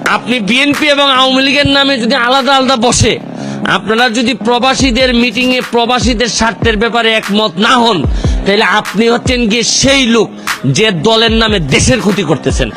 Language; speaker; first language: Bangla; native; Bangla